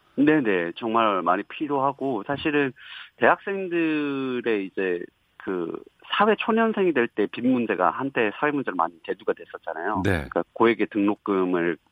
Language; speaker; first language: Korean; native; Korean